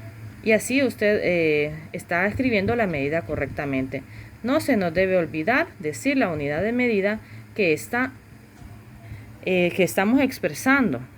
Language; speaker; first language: Spanish; native; Spanish